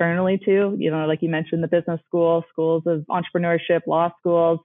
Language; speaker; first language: English; native; English